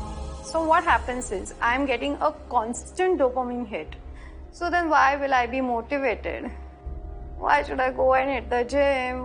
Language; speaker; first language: English; non-native, local second language; Hindi